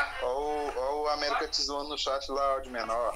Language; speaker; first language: Portuguese; native; Portuguese